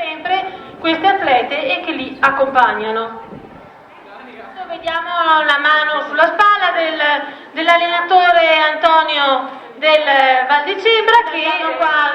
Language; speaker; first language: Italian; native; Italian